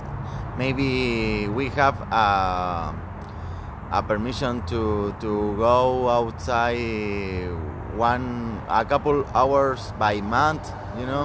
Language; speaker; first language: English; non-native, learner; Spanish